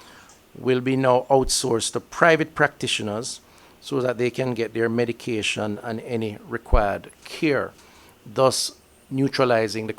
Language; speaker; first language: English; native; English